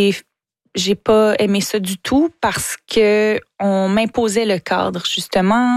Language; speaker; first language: French; native; French